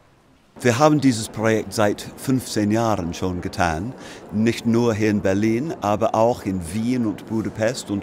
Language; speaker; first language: German; non-native, fluent; English